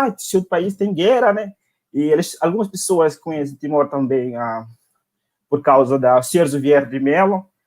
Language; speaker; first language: Portuguese; non-native, local second language; Tetum